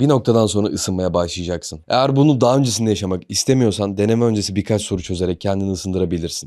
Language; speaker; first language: Turkish; native; Turkish